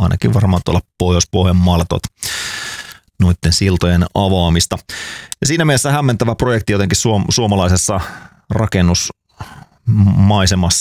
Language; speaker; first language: Finnish; native; Finnish